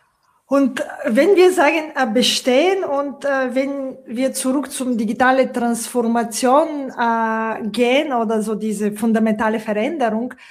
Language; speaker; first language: German; non-native, fluent; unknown